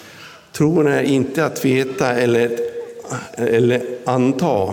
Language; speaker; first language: Swedish; non-native, local second language; Finnish